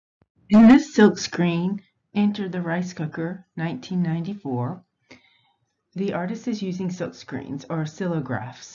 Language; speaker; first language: English; native; English